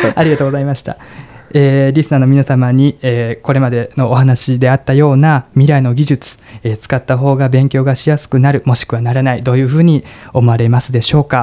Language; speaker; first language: Japanese; native; Japanese